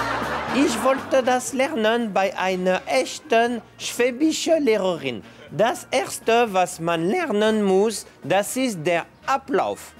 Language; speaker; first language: German; non-native, fluent; French